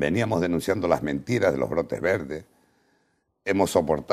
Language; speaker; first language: Spanish; native; Spanish